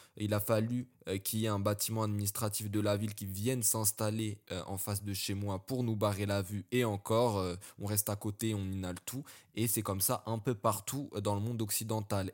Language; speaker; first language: French; early bilingual, other home language; Arabic